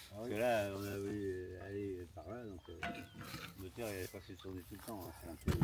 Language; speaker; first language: French; native; French